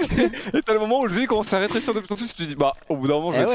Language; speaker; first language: French; native; French